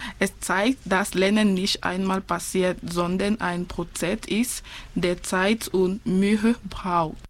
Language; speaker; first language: German; non-native, fluent; French